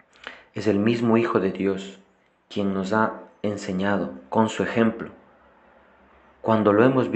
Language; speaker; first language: Spanish; non-native, fluent; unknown